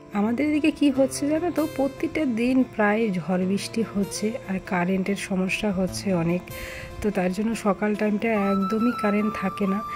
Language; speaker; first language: Bangla; non-native, local second language; Rangpuri